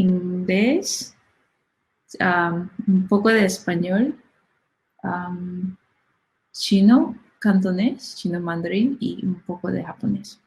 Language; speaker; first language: Spanish; non-native, learner; Cantonese